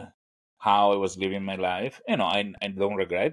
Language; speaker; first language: English; non-native, fluent; Italian